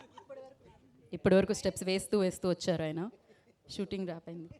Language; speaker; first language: Telugu; native; Telugu